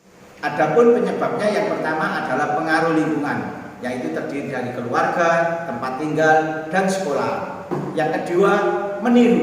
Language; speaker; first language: Indonesian; native; Indonesian